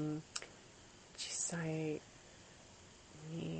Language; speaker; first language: Japanese; non-native, learner; English